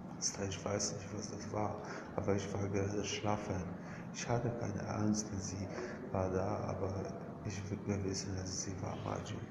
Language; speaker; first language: German; non-native, learner; English